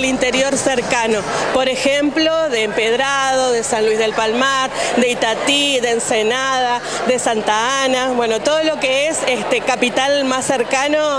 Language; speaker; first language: Spanish; native; Spanish